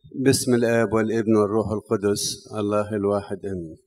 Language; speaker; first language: Arabic; native; Arabic